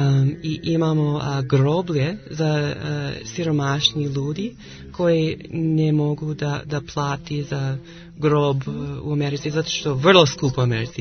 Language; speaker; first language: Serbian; non-native, learner; English